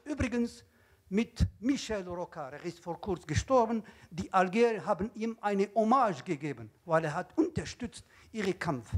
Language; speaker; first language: German; non-native, learner; Arabic